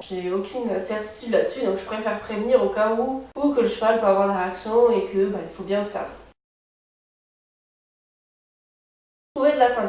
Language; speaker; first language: French; native; French